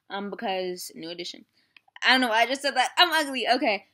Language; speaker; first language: English; native; English